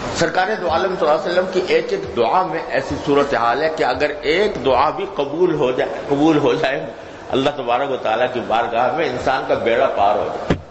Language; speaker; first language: Urdu; native; Urdu